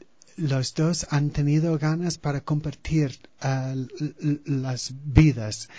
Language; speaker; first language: Spanish; non-native, fluent; English